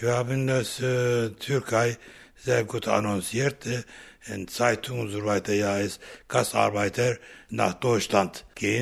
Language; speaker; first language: German; non-native, learner; Turkish